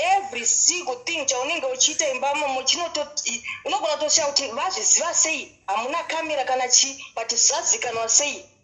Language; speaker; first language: Shona; early bilingual, other home language; Nyanja